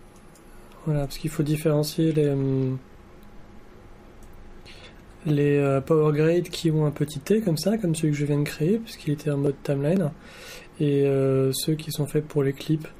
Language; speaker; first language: French; native; French